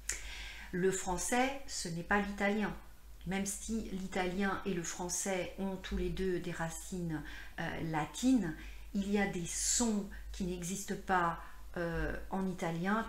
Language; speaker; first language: French; native; French